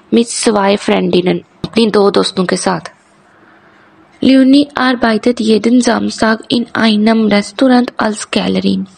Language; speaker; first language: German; non-native, learner; Urdu